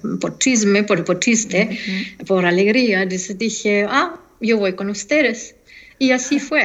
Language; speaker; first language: Spanish; non-native, fluent; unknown